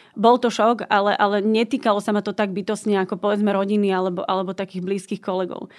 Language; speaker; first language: Slovak; native; Slovak